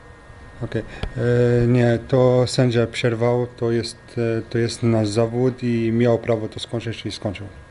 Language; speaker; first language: Polish; non-native, learner; French